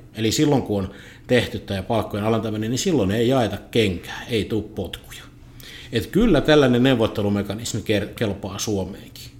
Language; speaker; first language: Finnish; native; Finnish